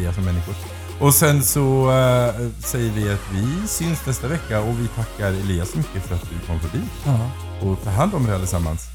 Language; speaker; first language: Swedish; native; Swedish